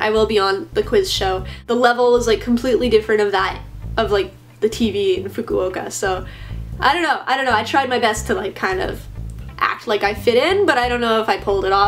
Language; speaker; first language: English; native; English